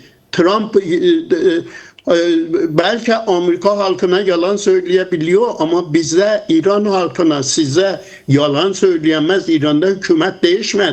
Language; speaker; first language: Turkish; non-native, fluent; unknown